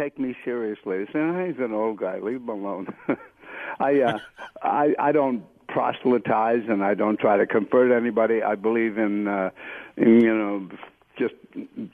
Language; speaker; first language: English; native; English